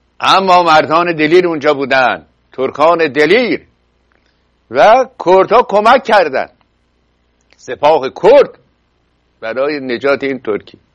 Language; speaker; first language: Persian; native; Persian